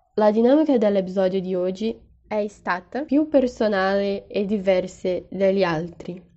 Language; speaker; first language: Italian; non-native, fluent; Portuguese